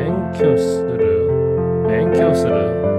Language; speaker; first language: Japanese; non-native, learner; English